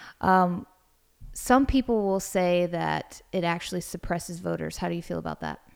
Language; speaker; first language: English; native; English